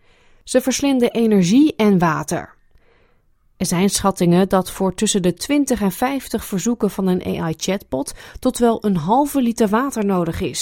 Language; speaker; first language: Dutch; native; Dutch